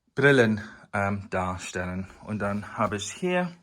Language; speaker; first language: German; non-native, fluent; English